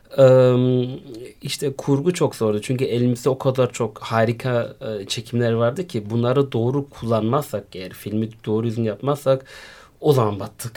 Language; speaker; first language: Turkish; early bilingual, heritage; Turkish